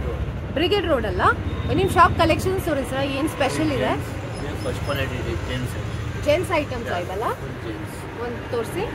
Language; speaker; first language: Kannada; native; Kannada